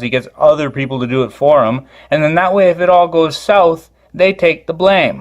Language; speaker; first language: English; native; English